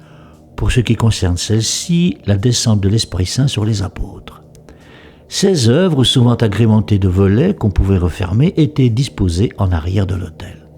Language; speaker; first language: French; native; French